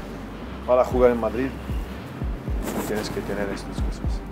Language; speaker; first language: Spanish; non-native, fluent; French